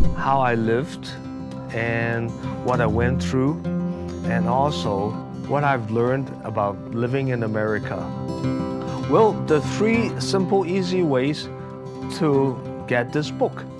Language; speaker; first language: English; non-native, local second language; Cantonese